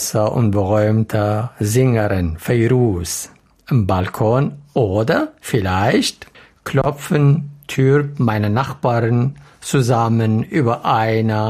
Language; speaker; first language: German; non-native, learner; Arabic